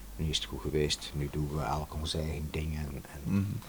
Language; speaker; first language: Dutch; native; Dutch